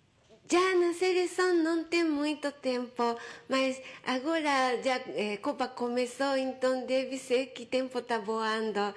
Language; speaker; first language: Portuguese; non-native, fluent; Japanese